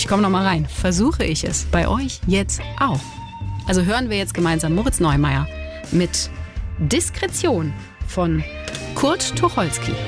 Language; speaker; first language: German; native; German